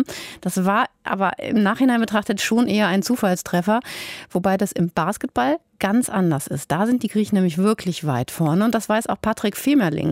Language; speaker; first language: German; native; German